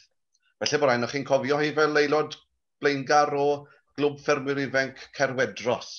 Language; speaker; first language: Welsh; native; Welsh